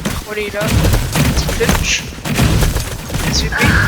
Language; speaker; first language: French; native; French